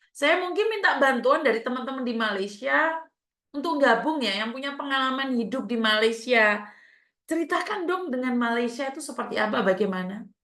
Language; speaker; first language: Indonesian; native; Indonesian